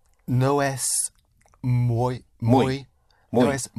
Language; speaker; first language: Spanish; non-native, learner; English